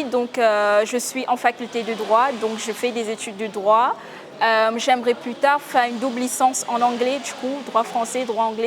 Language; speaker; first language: French; non-native, local second language; Morisyen